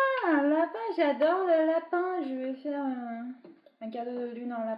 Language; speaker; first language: French; non-native, fluent; Chinese